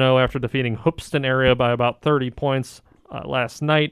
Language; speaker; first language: English; native; English